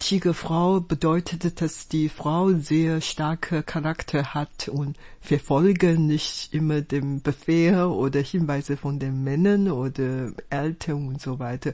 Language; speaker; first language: German; non-native, fluent; Chinese